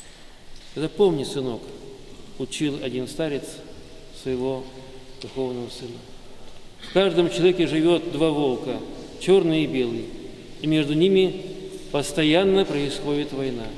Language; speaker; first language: Russian; native; Russian